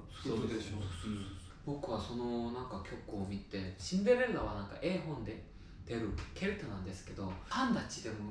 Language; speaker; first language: Japanese; non-native, learner; Korean